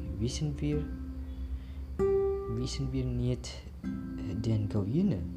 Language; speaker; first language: German; non-native, learner; Indonesian